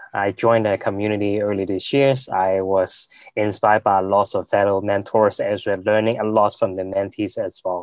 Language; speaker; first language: English; non-native, local second language; Cantonese